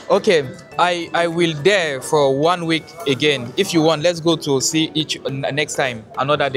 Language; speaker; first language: English; non-native, learner; French